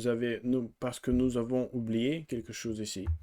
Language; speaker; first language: French; non-native, learner; Russian